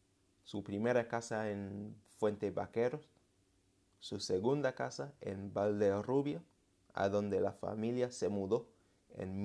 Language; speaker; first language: Spanish; non-native, fluent; English